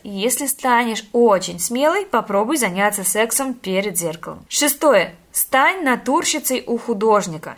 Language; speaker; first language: Russian; native; Russian